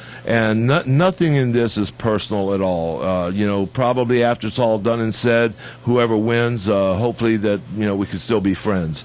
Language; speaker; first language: English; native; English